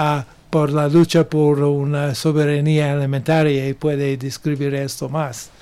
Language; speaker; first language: Spanish; non-native, learner; English